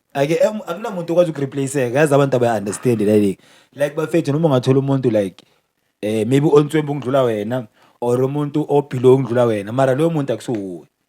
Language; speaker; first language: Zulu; native; Zulu